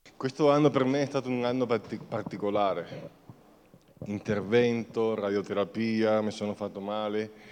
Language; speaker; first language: Italian; non-native, fluent; Spanish